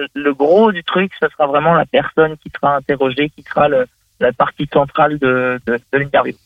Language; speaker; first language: French; native; French